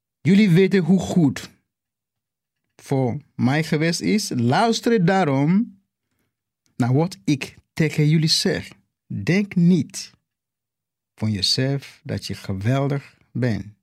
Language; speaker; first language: Dutch; non-native, fluent; English